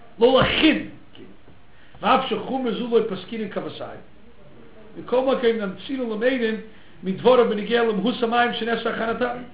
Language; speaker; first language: Hebrew; non-native, fluent; English